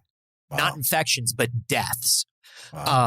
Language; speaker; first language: English; native; English